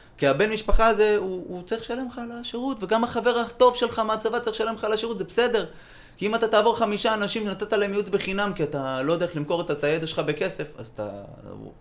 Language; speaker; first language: Hebrew; native; Hebrew